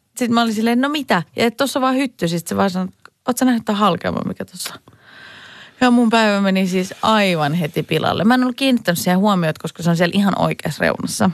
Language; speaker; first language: Finnish; native; Finnish